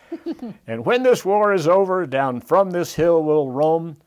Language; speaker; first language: English; native; English